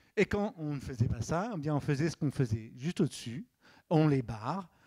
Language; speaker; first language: French; native; French